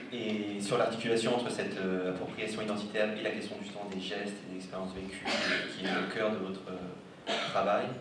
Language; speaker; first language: French; native; French